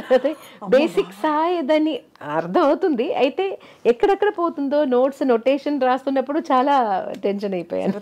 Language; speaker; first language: Telugu; non-native, fluent; Malayalam